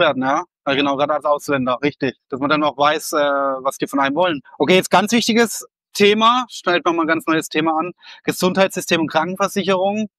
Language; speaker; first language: German; native; German